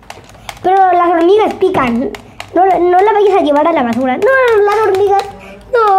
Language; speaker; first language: Spanish; native; Spanish